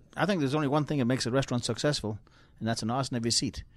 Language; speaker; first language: English; native; English